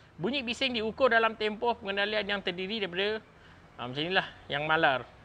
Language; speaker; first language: Malay; native; Malay